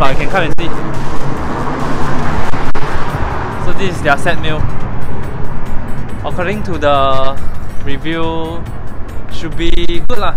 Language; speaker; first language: English; non-native, local second language; Chinese